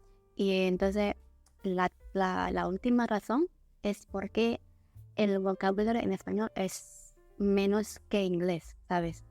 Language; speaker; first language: Spanish; non-native, learner; Indonesian